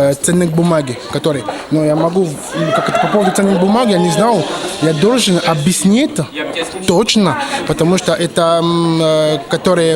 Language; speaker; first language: Russian; non-native, learner; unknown